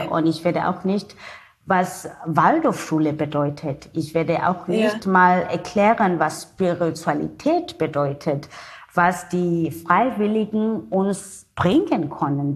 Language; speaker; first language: German; non-native, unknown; Zulu